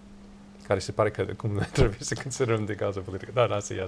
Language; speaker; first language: Romanian; non-native, learner; English